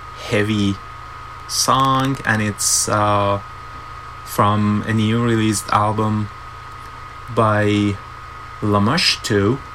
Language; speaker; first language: English; non-native, fluent; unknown